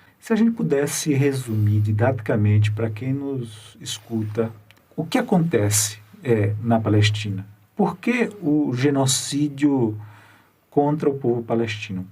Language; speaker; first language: Portuguese; native; Portuguese